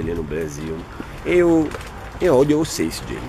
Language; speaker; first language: Portuguese; non-native, learner; Italian